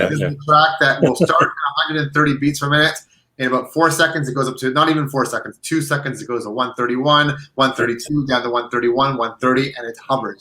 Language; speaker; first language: English; native; English